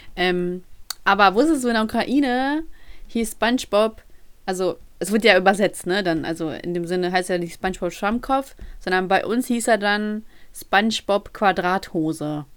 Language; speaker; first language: German; early bilingual, other home language; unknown